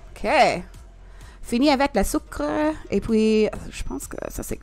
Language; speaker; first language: French; non-native, learner; English